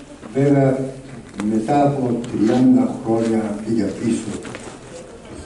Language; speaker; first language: Greek; non-native, fluent; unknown